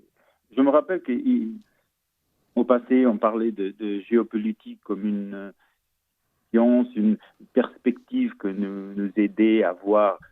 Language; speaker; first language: French; non-native, fluent; Portuguese